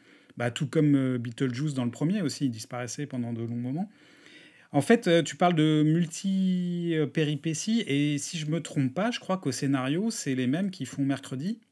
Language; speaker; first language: French; native; French